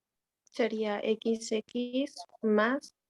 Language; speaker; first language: Spanish; native; Spanish